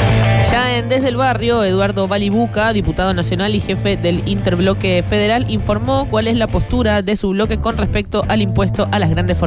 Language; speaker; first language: Spanish; native; Spanish